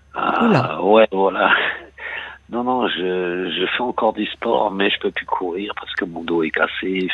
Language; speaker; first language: French; native; French